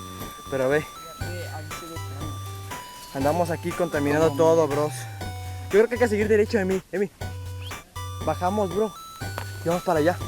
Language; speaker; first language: Spanish; native; Spanish